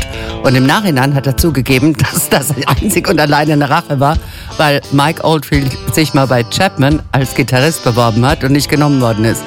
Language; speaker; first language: German; native; German